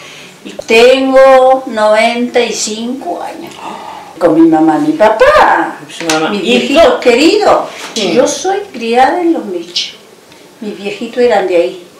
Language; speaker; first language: Spanish; native; Spanish